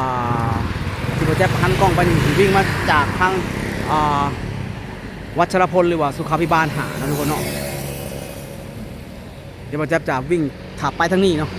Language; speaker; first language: Thai; non-native, local second language; Northeastern Thai